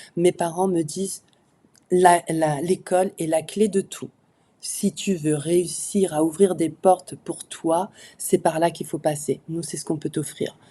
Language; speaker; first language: French; early bilingual, other home language; Arabic